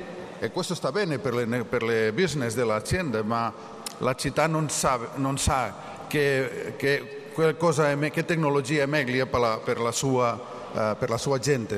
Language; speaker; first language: Italian; non-native, learner; Catalan